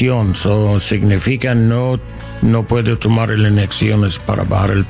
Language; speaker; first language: Spanish; non-native, learner; English